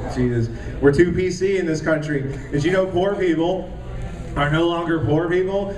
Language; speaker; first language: English; native; English